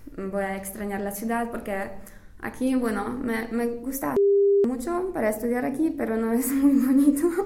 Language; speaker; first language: Spanish; non-native, fluent; English